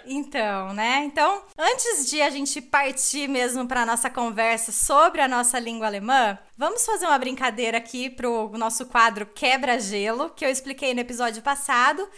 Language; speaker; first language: Portuguese; native; Portuguese